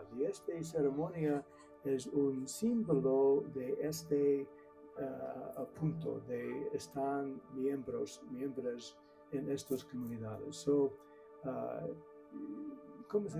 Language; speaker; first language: Spanish; non-native, learner; English